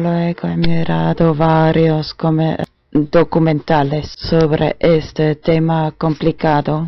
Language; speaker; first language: Spanish; non-native, learner; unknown